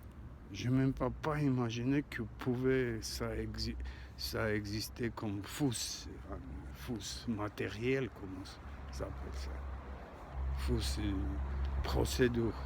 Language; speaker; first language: French; non-native, learner; Armenian